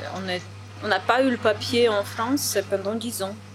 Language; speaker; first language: French; non-native, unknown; Ukrainian